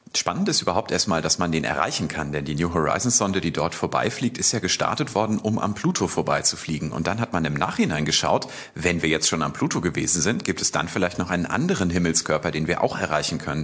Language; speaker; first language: German; native; German